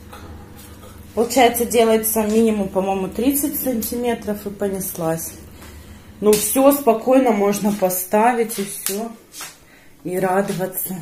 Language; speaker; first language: Russian; native; Russian